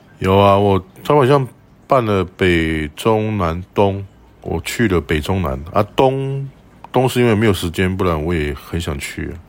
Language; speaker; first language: Chinese; native; Chinese